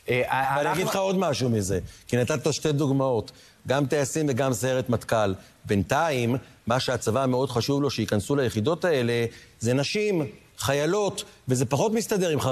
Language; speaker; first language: Hebrew; native; Hebrew